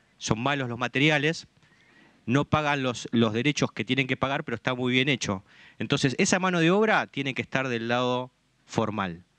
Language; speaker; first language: Spanish; native; Spanish